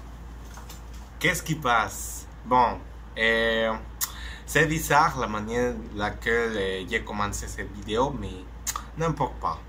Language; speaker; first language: French; non-native, learner; Spanish